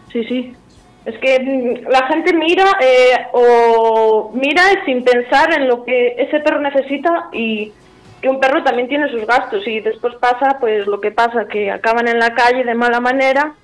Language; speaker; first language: Spanish; native; Spanish